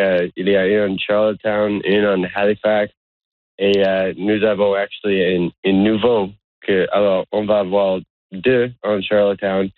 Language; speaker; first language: French; non-native, learner; English